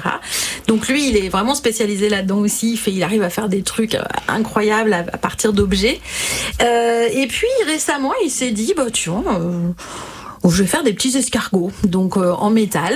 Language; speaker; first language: French; native; French